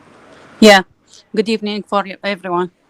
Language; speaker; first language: English; non-native, learner; Arabic